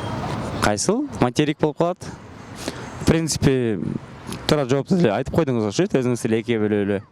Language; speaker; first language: Kyrgyz; native; Kyrgyz